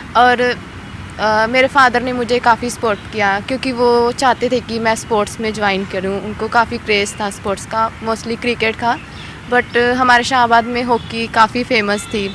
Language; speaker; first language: Hindi; native; Hindi